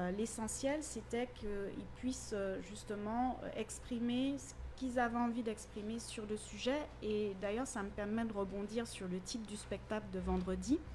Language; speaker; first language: French; native; French